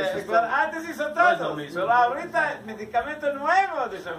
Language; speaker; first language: Spanish; non-native, learner; Hebrew